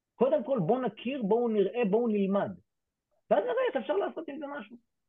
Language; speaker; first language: Hebrew; native; Hebrew